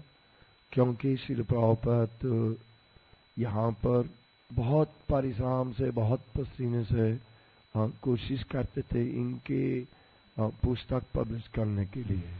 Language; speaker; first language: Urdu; non-native, learner; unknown